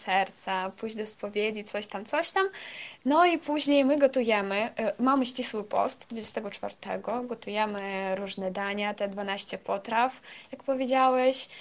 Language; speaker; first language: Polish; non-native, fluent; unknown